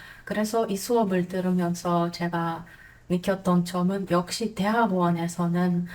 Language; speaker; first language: Korean; non-native, fluent; Croatian